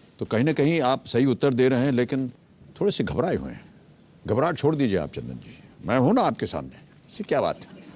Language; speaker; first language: Hindi; native; Hindi